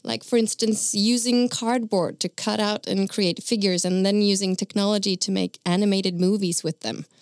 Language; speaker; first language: English; non-native, fluent; Norwegian